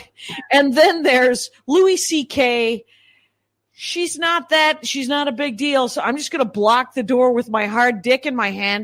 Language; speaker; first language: English; native; English